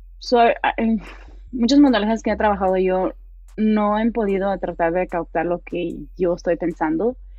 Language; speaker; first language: Spanish; early bilingual, heritage; Spanish